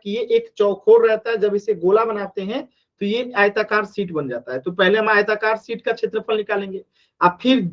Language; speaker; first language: Hindi; native; Hindi